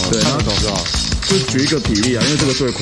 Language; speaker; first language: Chinese; native; Chinese